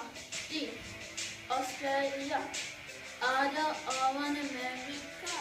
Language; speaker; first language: Indonesian; non-native, learner; English